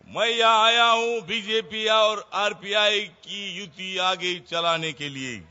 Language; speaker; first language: Hindi; non-native, local second language; Marathi